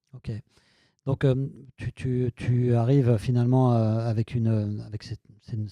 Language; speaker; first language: French; native; French